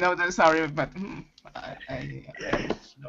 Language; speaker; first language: English; non-native, learner; Spanish